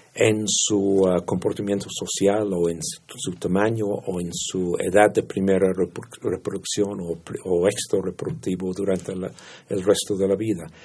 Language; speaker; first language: Spanish; non-native, fluent; English